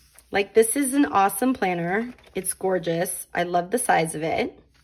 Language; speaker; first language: English; native; English